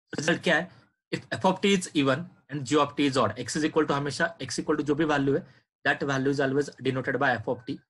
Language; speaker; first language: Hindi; non-native, local second language; Marathi